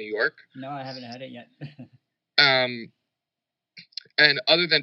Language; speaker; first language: English; native; English